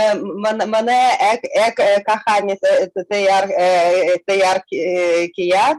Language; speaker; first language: Hindi; non-native, learner; Russian